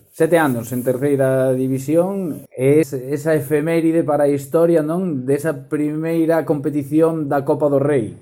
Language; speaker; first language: Galician; native; Galician